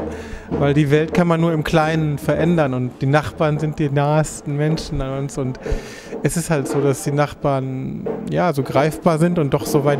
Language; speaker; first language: German; native; German